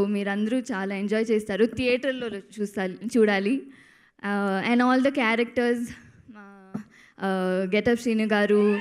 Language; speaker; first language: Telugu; non-native, local second language; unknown